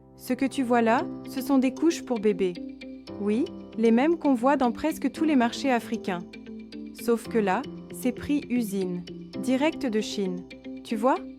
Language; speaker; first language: French; non-native, fluent; Chinese